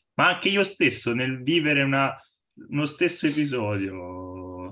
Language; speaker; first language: Italian; native; Italian